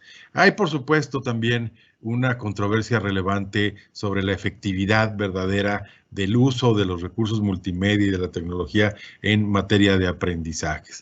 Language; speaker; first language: Spanish; native; Spanish